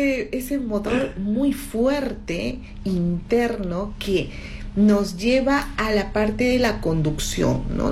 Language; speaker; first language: Spanish; native; Spanish